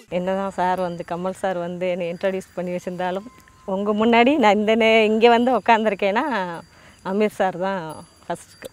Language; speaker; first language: Tamil; native; Tamil